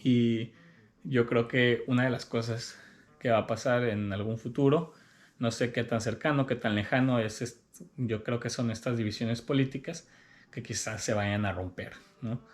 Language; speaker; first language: Spanish; native; Spanish